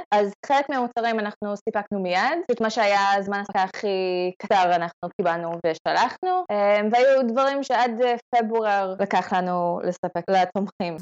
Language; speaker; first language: Hebrew; non-native, fluent; English